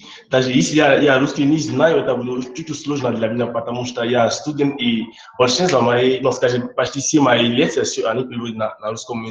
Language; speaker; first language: Russian; non-native, fluent; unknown